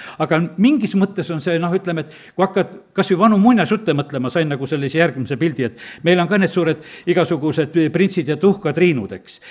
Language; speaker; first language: Estonian; native; Estonian